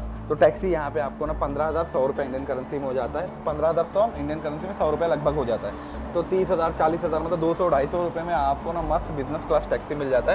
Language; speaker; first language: Hindi; native; Hindi